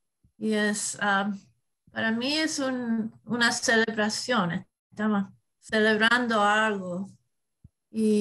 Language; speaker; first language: Spanish; non-native, learner; English